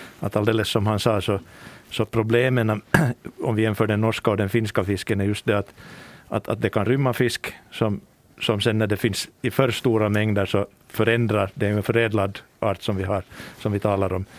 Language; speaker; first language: Swedish; native; Swedish